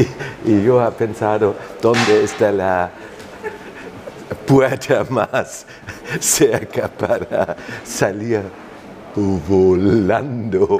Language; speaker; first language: Spanish; non-native, fluent; German